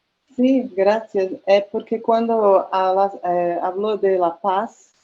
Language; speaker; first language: Spanish; non-native, learner; Portuguese